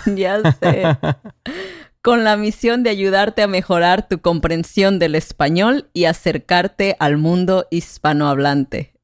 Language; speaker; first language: Spanish; native; Spanish